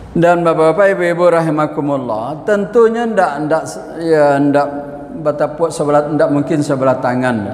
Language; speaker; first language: Malay; non-native, local second language; Minangkabau